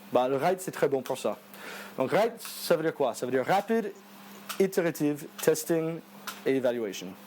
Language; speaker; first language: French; non-native, fluent; English